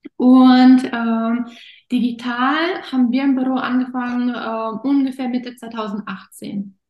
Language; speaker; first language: German; early bilingual, other home language; Russian